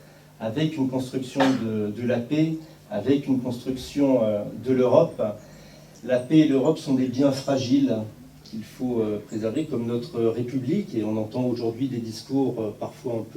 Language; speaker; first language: French; native; French